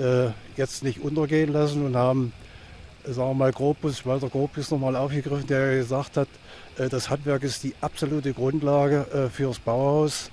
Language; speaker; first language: German; native; German